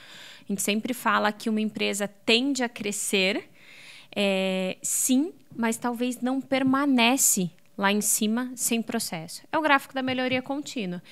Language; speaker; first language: Portuguese; native; Portuguese